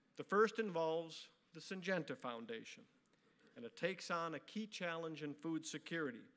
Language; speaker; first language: English; native; English